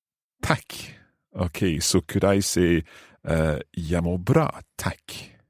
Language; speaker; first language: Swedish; non-native, learner; English